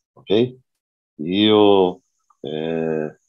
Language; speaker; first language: Italian; non-native, fluent; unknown